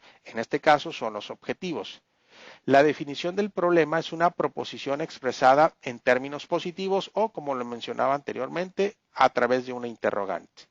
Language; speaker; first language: Spanish; native; Spanish